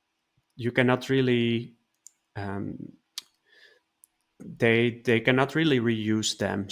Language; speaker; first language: English; non-native, fluent; Dutch